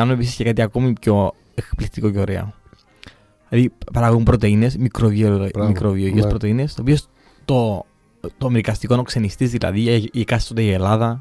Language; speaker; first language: Greek; native; Greek